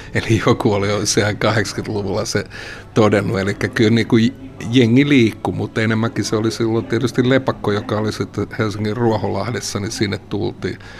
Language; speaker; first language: Finnish; native; Finnish